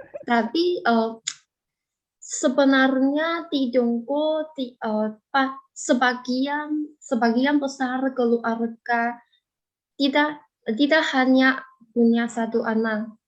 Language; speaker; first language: Indonesian; non-native, fluent; Chinese